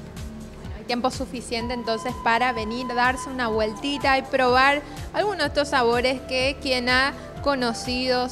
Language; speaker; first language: Spanish; native; Spanish